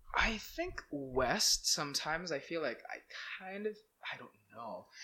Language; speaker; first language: English; non-native, fluent; Malay